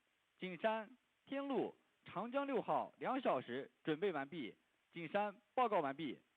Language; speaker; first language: Chinese; native; Chinese